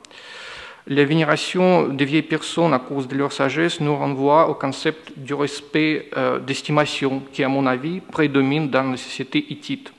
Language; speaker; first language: French; non-native, fluent; Russian